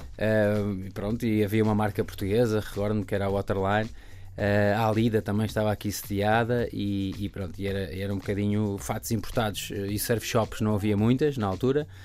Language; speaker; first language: Portuguese; native; Portuguese